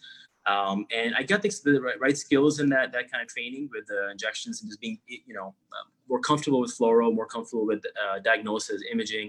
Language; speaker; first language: English; non-native, local second language; Urdu